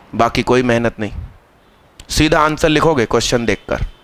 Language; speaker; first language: Hindi; non-native, local second language; Gujarati